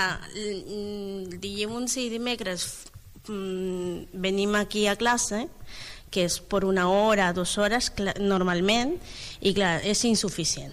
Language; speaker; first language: Catalan; non-native, learner; Spanish